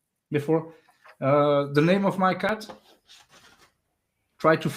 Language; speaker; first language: English; non-native, learner; French